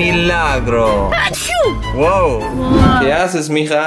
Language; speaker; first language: Spanish; non-native, learner; German